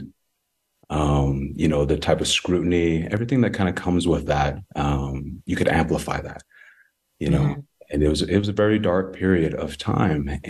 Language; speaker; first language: English; native; English